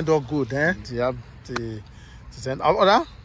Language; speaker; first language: German; non-native, learner; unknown